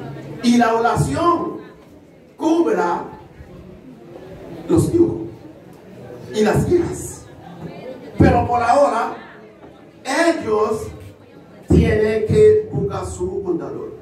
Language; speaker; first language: Spanish; non-native, learner; Haitian Creole